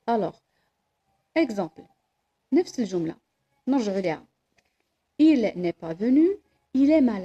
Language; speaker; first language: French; non-native, local second language; Arabic